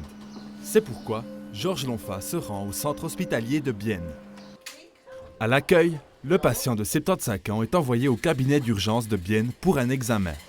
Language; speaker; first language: French; native; French